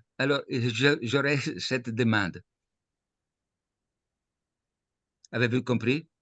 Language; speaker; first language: French; non-native, fluent; Italian